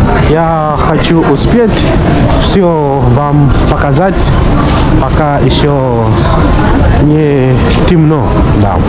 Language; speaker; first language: Russian; non-native, fluent; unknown